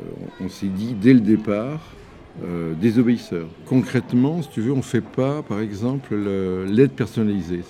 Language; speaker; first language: French; native; French